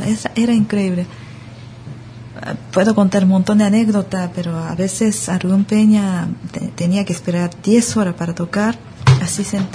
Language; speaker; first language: Spanish; non-native, learner; Japanese